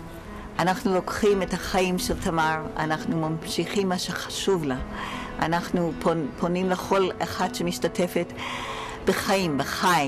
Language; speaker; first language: Hebrew; non-native, fluent; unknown